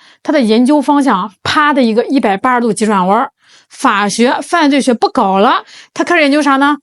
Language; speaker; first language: Chinese; native; Chinese